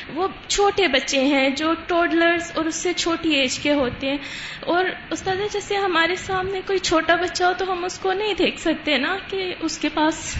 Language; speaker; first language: Urdu; native; Urdu